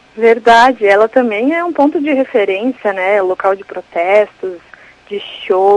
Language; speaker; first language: Portuguese; native; Portuguese